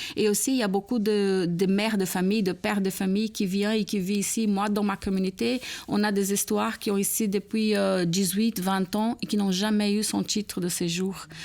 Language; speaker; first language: French; non-native, fluent; Portuguese